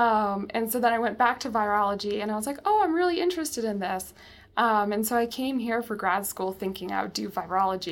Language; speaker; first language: English; native; English